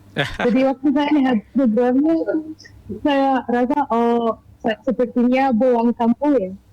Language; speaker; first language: Indonesian; non-native, fluent; Arabic